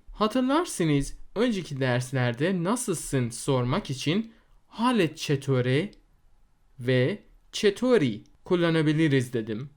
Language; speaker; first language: Turkish; non-native, fluent; Persian